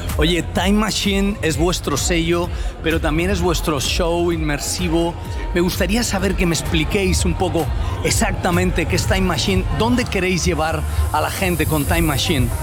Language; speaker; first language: Spanish; native; Spanish